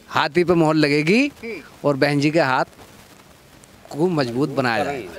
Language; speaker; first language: Hindi; native; Hindi